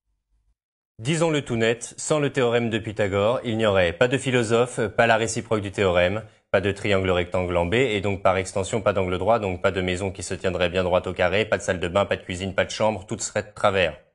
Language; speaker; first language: French; native; French